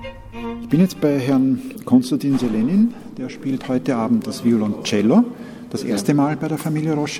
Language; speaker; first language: German; native; German